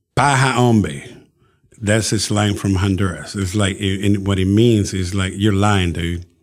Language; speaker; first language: English; early bilingual, other home language; Spanish